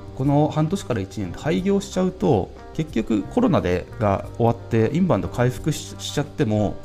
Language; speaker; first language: Japanese; native; Japanese